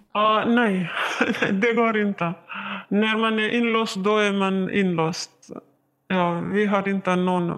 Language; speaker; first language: Swedish; non-native, learner; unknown